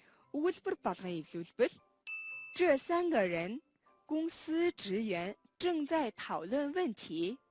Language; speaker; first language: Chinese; non-native, fluent; Mongolian